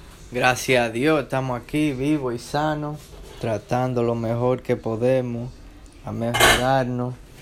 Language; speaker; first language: Spanish; early bilingual, heritage; Spanish